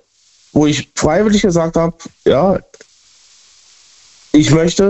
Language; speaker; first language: German; native; German